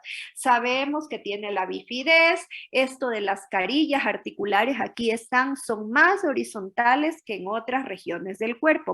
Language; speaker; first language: Spanish; native; Spanish